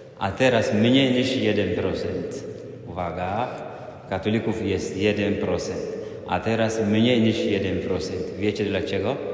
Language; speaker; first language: Polish; non-native, fluent; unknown